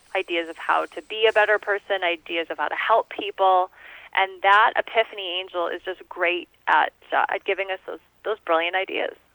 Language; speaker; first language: English; native; English